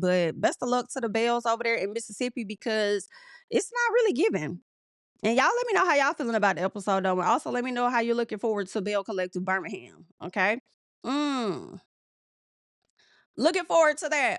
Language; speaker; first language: English; native; English